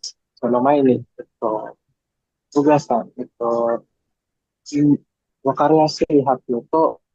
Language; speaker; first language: Japanese; non-native, learner; Indonesian